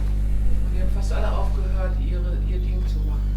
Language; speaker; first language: German; native; German